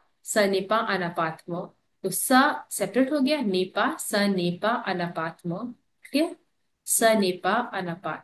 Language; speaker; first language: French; non-native, learner; Hindi